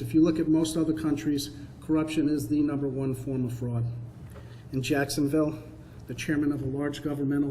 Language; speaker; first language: English; native; English